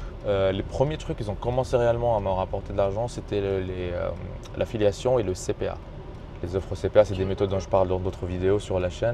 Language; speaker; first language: French; native; French